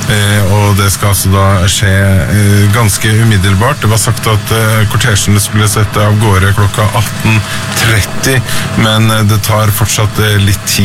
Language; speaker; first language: Norwegian; native; Norwegian